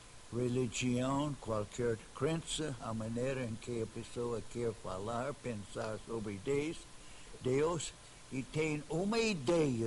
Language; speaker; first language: Portuguese; non-native, fluent; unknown